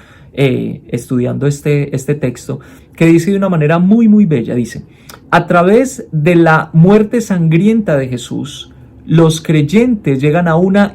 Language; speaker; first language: Spanish; native; Spanish